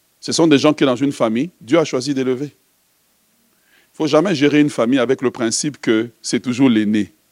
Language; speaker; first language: French; non-native, local second language; Lingala